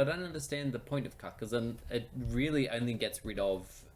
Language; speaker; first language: English; native; English